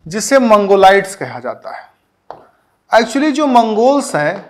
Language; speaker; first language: Hindi; native; Hindi